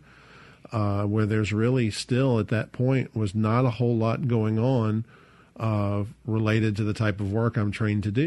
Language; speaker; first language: English; native; English